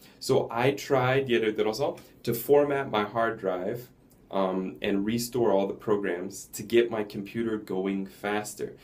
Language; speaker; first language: English; native; English